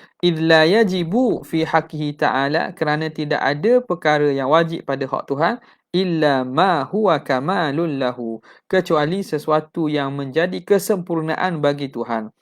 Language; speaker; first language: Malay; native; Malay